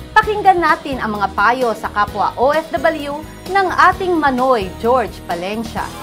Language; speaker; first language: Filipino; native; Filipino